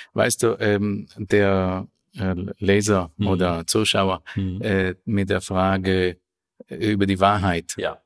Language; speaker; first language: German; non-native, fluent; Hebrew